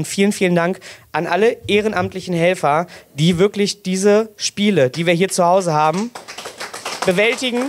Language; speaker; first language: German; native; German